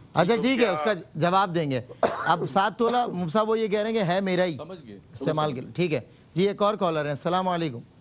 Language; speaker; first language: Urdu; native; Urdu